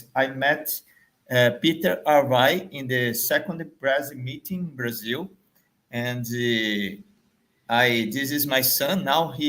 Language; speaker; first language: English; non-native, fluent; Portuguese